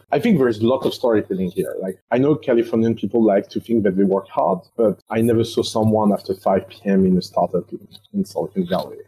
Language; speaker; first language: English; non-native, fluent; French